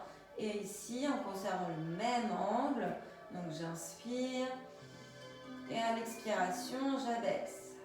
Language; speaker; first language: French; native; French